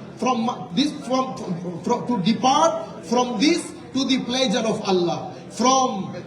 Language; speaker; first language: English; non-native, local second language; Bangla